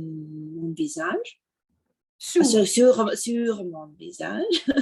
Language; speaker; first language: French; non-native, learner; Russian